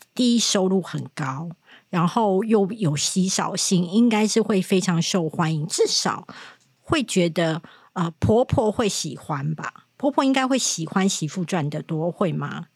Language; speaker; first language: Chinese; native; Chinese